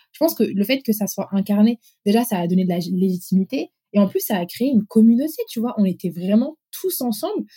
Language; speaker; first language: French; early bilingual, other home language; Arabic